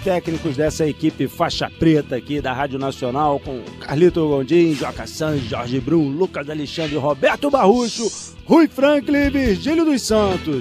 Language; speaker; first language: Portuguese; native; Portuguese